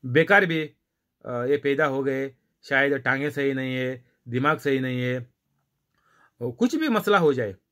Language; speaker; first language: Hindi; non-native, local second language; Marathi